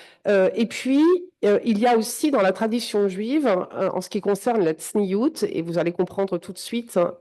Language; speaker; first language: French; native; French